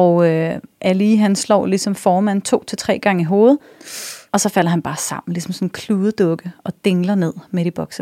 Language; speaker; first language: Danish; native; Danish